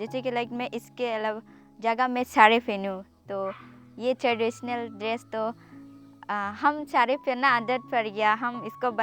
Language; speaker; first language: Hindi; non-native, local second language; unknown